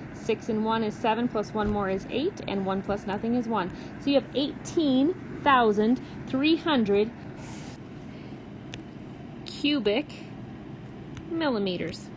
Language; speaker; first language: English; native; English